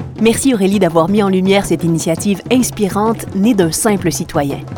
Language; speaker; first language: French; native; French